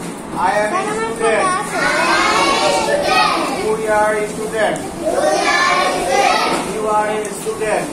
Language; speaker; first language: English; non-native, learner; Bangla